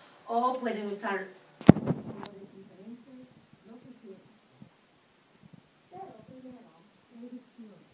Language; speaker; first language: Spanish; non-native, fluent; English